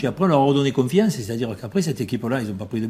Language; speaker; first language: French; native; French